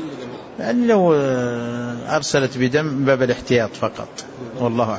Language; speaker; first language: Arabic; native; Arabic